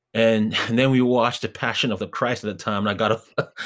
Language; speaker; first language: English; early bilingual, other home language; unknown